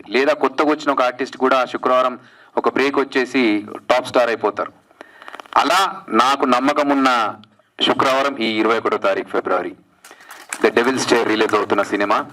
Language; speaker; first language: Telugu; native; Telugu